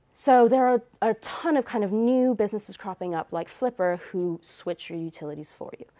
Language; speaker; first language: English; native; English